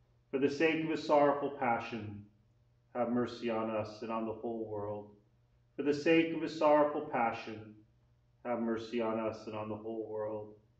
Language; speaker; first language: English; native; English